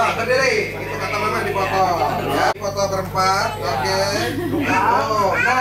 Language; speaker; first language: Indonesian; non-native, local second language; Sundanese